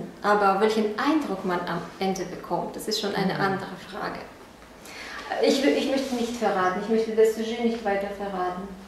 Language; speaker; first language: German; non-native, fluent; Russian